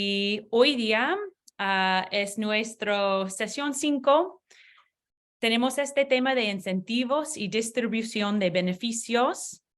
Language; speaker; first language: Spanish; non-native, learner; English